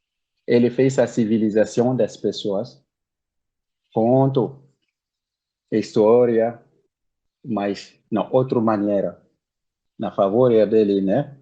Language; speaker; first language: Portuguese; non-native, learner; Bambara